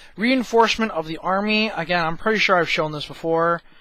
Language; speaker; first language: English; native; English